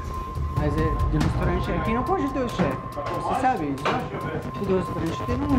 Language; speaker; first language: Portuguese; non-native, learner; Arabic